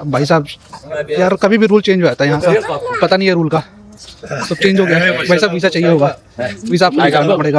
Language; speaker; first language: Hindi; native; Hindi